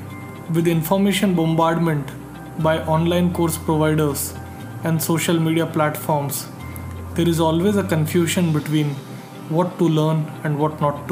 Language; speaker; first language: English; non-native, local second language; Hindi